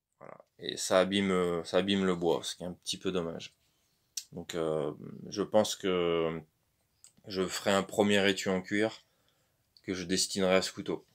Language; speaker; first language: French; native; French